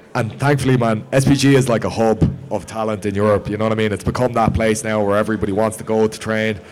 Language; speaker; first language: English; native; English